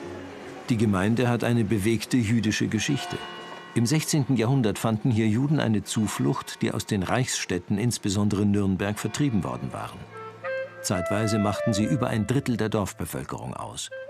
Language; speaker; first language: German; native; German